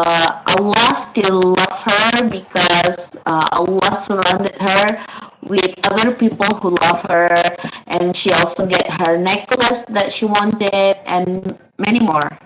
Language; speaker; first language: English; non-native, learner; Indonesian